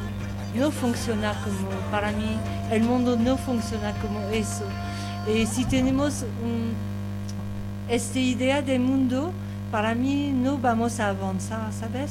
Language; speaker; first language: Spanish; non-native, learner; French